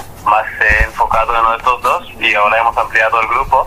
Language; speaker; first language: Spanish; non-native, fluent; Hebrew